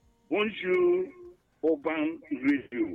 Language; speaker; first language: French; non-native, learner; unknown